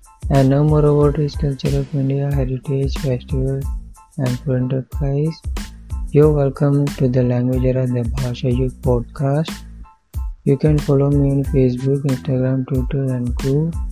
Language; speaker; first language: English; non-native, local second language; Hindi